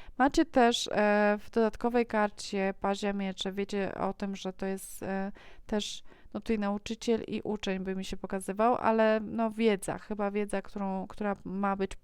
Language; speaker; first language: Polish; native; Polish